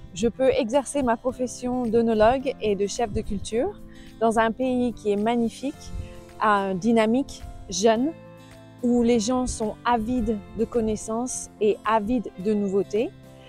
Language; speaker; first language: French; native; French